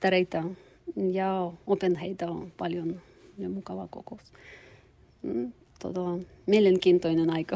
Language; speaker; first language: Finnish; non-native, learner; Russian